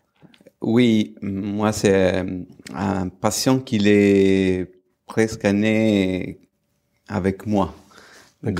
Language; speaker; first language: French; non-native, fluent; Italian